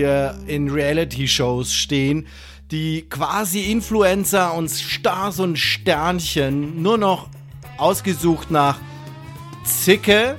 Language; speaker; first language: German; native; German